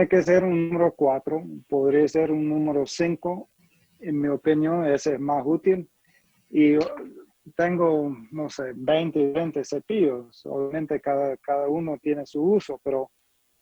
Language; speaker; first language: Spanish; non-native, fluent; English